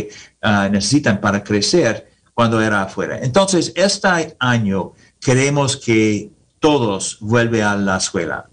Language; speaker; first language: Spanish; non-native, learner; English